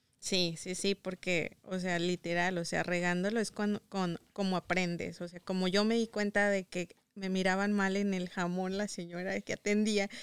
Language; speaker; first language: Spanish; native; Spanish